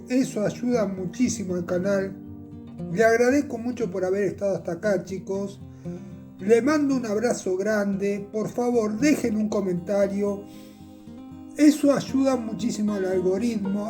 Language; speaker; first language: Spanish; native; Spanish